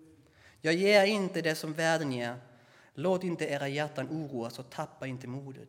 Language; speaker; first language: Swedish; non-native, fluent; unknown